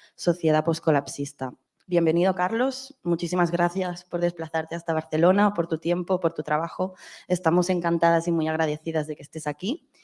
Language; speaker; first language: Spanish; non-native, local second language; Catalan